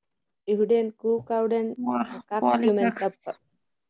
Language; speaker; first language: Finnish; non-native, learner; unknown